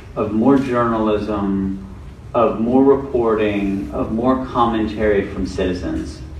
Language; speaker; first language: English; native; English